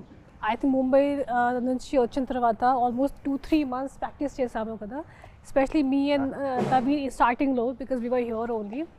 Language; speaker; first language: Telugu; non-native, fluent; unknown